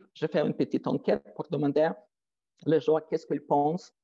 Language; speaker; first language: French; non-native, fluent; Ukrainian